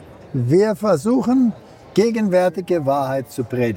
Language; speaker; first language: German; early bilingual, heritage; German